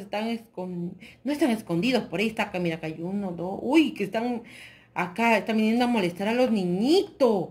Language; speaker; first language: Spanish; native; Spanish